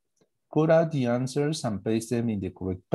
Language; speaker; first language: English; non-native, learner; Spanish